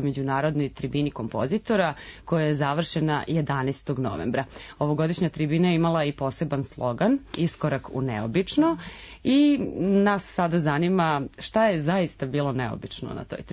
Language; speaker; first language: Serbian; native; Serbian